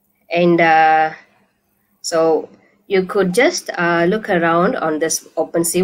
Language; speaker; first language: English; non-native, local second language; Tamil